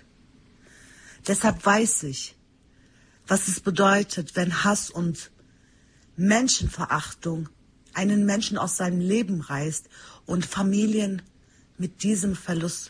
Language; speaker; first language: German; early bilingual, other home language; Turkish